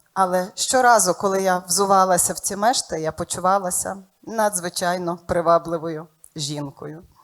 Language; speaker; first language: Ukrainian; native; Ukrainian